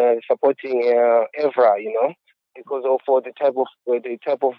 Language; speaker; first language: English; non-native, local second language; Shona